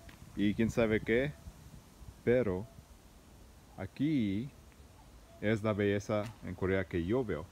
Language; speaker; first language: Spanish; early bilingual, heritage; Spanish